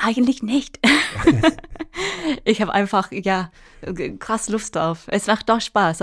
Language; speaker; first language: German; non-native, fluent; English